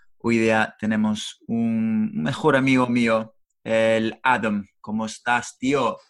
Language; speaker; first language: Spanish; non-native, fluent; English